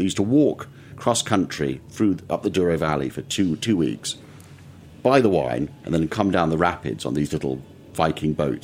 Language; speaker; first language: English; native; English